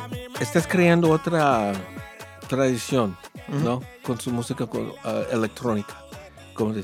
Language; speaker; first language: Spanish; early bilingual, heritage; Spanish